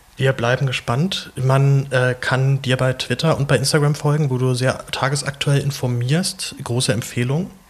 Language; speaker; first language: German; native; German